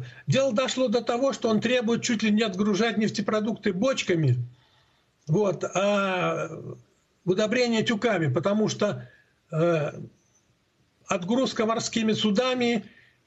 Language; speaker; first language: Russian; native; Russian